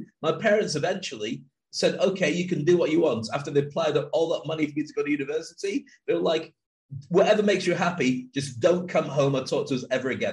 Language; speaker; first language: English; native; English